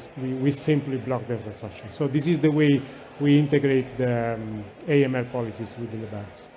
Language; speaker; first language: English; non-native, fluent; Italian